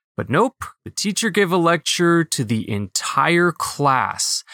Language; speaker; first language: English; early bilingual, other home language; Filipino